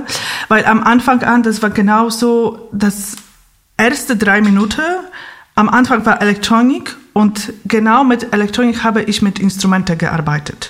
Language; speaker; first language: German; non-native, fluent; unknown